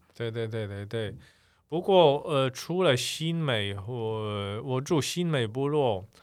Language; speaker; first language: Chinese; non-native, fluent; Polish